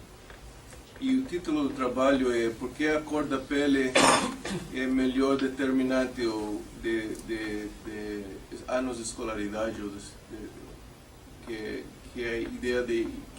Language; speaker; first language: Portuguese; non-native, fluent; English